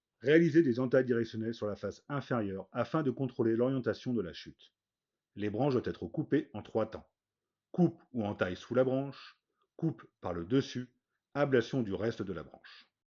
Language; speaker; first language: French; native; French